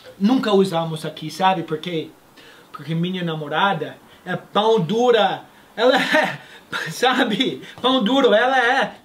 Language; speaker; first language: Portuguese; non-native, fluent; English